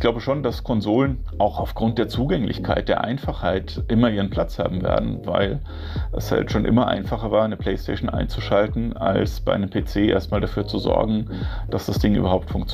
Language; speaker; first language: German; native; German